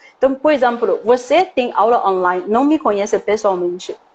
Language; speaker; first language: Portuguese; non-native, learner; Chinese